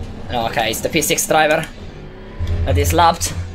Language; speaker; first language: English; non-native, fluent; Italian